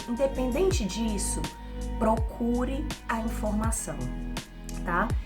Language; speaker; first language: Portuguese; native; Portuguese